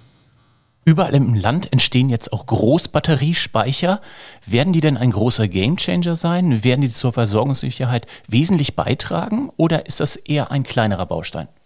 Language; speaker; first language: German; native; German